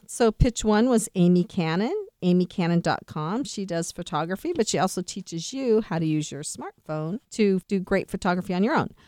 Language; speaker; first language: English; native; English